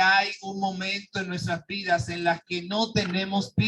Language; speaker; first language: Spanish; native; Spanish